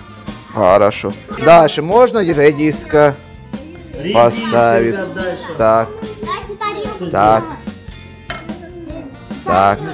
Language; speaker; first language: Russian; non-native, learner; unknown